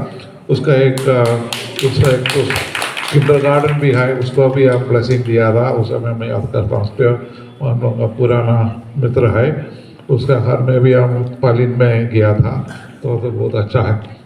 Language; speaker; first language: Hindi; non-native, local second language; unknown